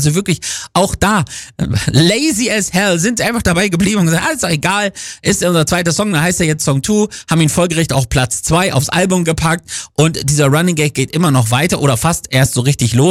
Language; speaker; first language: German; native; German